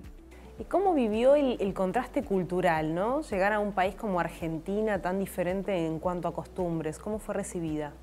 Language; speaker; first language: Spanish; native; Spanish